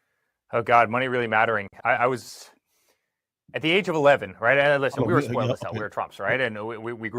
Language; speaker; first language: English; native; English